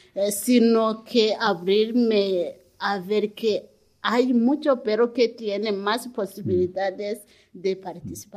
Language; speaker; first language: Spanish; non-native, learner; Kinyarwanda